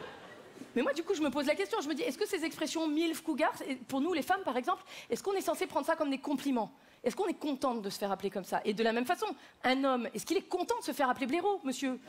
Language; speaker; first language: French; native; French